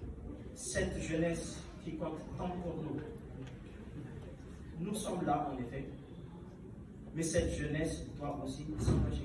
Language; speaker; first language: French; non-native, local second language; Malagasy